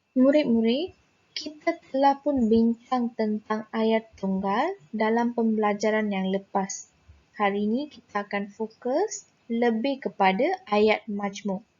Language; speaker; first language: Malay; non-native, local second language; Tamil